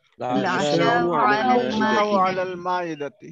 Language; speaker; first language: Arabic; non-native, learner; Bangla